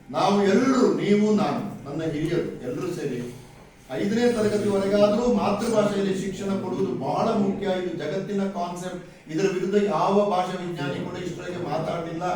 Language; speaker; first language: Kannada; native; Kannada